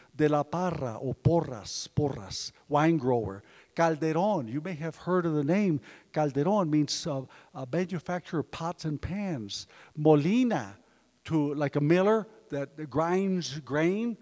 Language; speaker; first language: English; early bilingual, other home language; Spanish